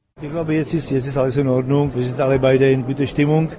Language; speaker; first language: German; non-native, learner; Czech